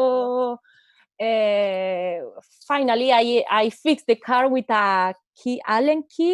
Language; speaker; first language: English; non-native, learner; Spanish